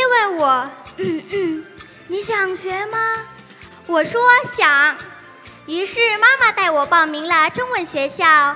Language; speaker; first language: Chinese; non-native, fluent; Thai